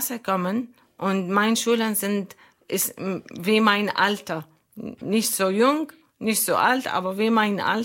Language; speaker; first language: German; non-native, learner; Arabic